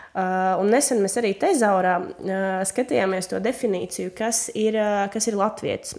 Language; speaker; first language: Latvian; non-native, local second language; Russian